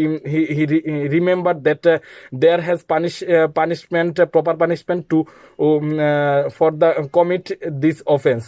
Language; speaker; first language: English; non-native, learner; Bangla